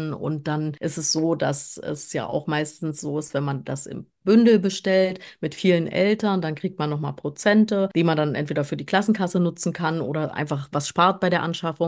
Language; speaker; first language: German; native; German